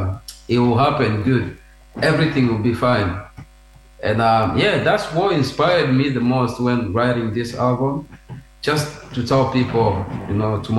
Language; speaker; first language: English; non-native, fluent; Swahili